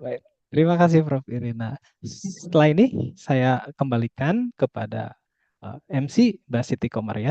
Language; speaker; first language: Indonesian; native; Indonesian